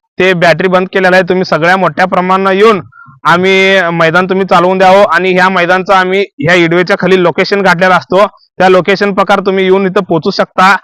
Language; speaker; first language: Marathi; non-native, local second language; Kannada